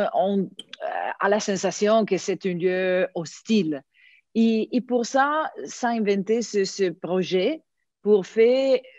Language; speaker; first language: French; non-native, fluent; Italian